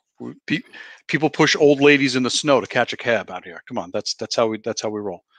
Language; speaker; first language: English; native; English